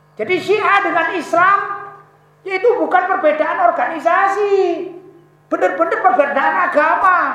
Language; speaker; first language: Indonesian; non-native, local second language; Javanese